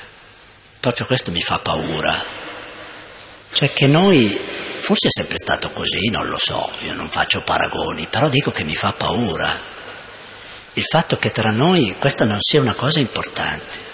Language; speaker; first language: Italian; native; Italian